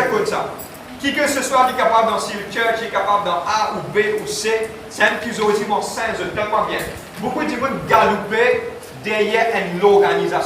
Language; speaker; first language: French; non-native, learner; Morisyen